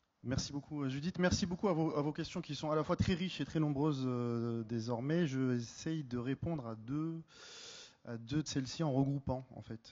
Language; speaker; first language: French; native; French